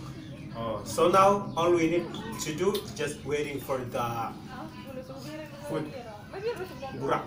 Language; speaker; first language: English; non-native, learner; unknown